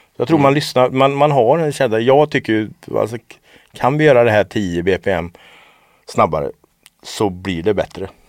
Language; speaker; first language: Swedish; native; Swedish